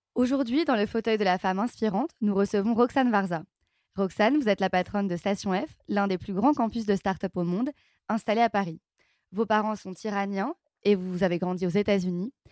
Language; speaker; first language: French; native; French